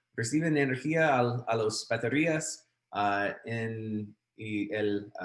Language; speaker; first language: Spanish; non-native, learner; English